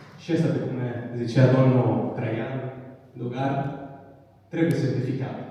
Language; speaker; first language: Romanian; non-native, learner; Italian